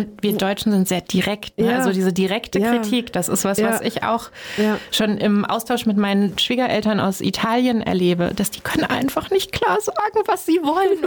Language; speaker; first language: German; native; German